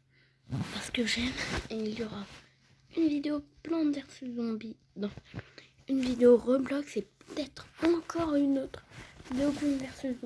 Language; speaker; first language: French; native; French